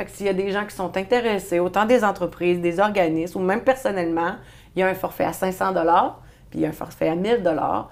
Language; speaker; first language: French; native; French